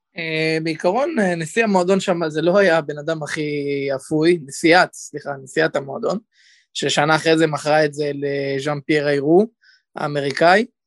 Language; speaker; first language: Hebrew; native; Hebrew